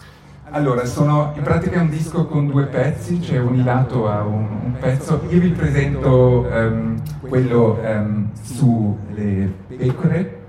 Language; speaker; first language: Italian; native; Italian